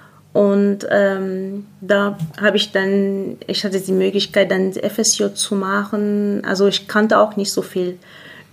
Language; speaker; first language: German; non-native, fluent; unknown